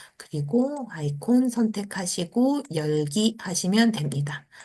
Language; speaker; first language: Korean; native; Korean